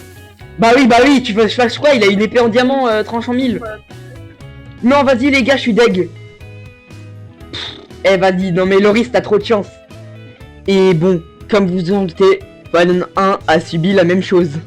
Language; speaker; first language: French; native; French